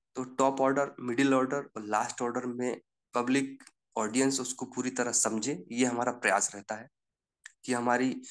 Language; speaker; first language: Hindi; native; Hindi